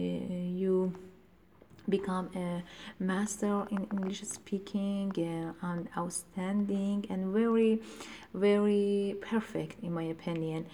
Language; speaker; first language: English; non-native, learner; Persian